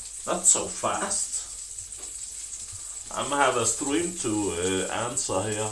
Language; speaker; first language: English; non-native, learner; Danish